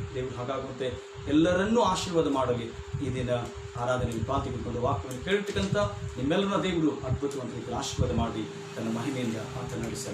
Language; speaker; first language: Kannada; native; Kannada